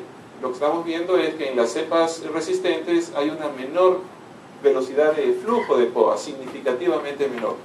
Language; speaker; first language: Spanish; native; Spanish